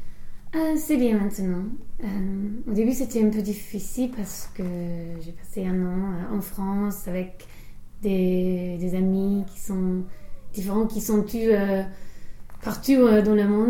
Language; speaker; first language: French; non-native, fluent; English